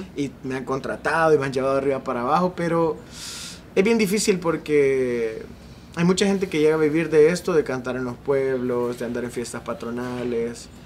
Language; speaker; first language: Spanish; native; Spanish